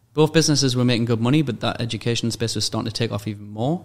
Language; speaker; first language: English; native; English